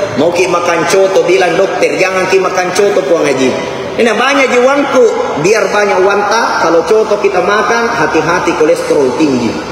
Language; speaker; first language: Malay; non-native, local second language; Buginese